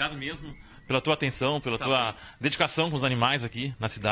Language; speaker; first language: Portuguese; native; Portuguese